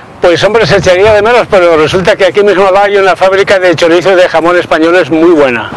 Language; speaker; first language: Spanish; native; Spanish